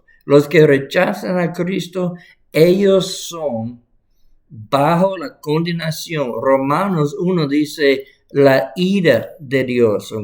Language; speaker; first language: Spanish; non-native, fluent; English